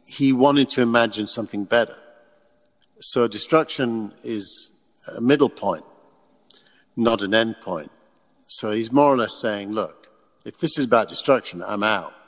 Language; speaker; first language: English; native; English